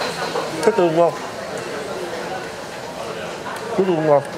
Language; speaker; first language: Vietnamese; native; Vietnamese